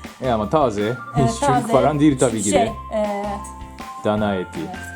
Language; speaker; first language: Turkish; non-native, fluent; Japanese